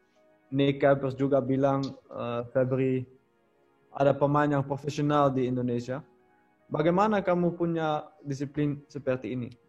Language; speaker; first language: Indonesian; non-native, learner; Dutch